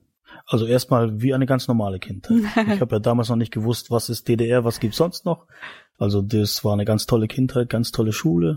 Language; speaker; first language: German; native; German